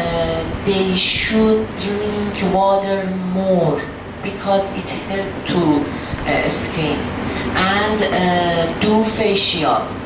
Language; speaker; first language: English; non-native, learner; Persian